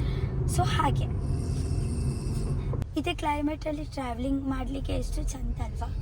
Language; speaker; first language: Kannada; non-native, local second language; Tulu